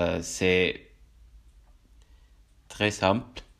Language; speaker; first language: French; non-native, learner; Indonesian